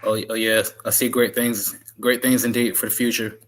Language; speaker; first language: English; native; English